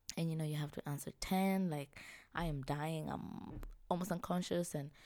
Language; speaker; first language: English; non-native, local second language; Swahili